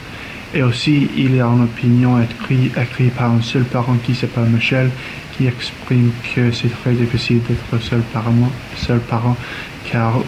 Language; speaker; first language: French; non-native, learner; English